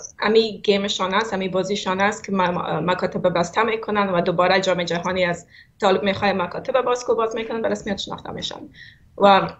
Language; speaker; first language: Persian; native; Persian